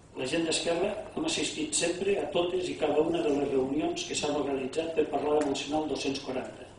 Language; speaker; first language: Catalan; native; Catalan